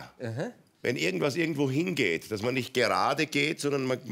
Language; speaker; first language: German; native; German